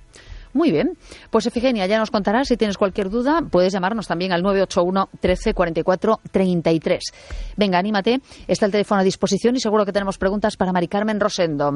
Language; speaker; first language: Spanish; native; Spanish